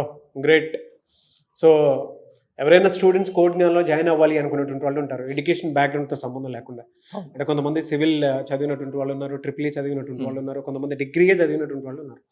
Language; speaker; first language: Telugu; native; Telugu